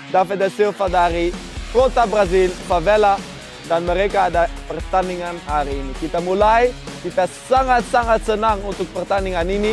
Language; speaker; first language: Indonesian; non-native, fluent; Dutch